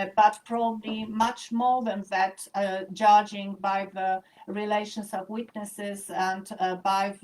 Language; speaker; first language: English; non-native, fluent; Polish